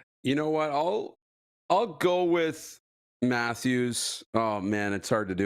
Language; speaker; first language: English; native; English